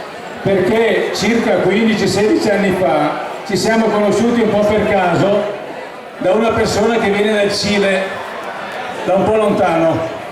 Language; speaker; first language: Italian; native; Italian